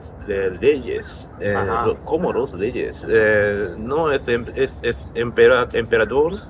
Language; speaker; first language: Spanish; non-native, learner; Japanese